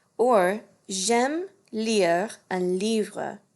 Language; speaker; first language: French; non-native, fluent; English